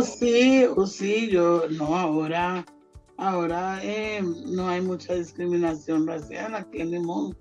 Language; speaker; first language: Spanish; non-native, local second language; Jamaican Creole English